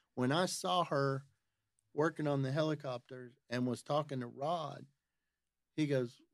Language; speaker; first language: English; native; English